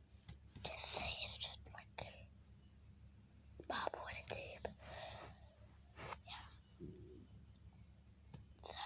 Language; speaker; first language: English; native; English